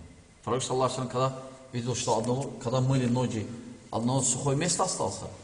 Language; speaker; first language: Russian; non-native, learner; Azerbaijani